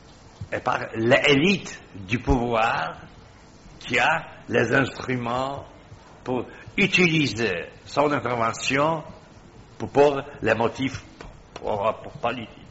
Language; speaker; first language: French; non-native, fluent; Polish